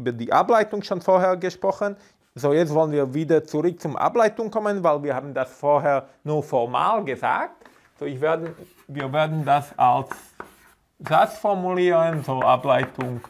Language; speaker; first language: German; non-native, fluent; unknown